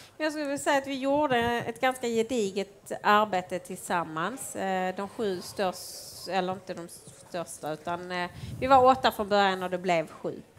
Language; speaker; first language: Swedish; native; Swedish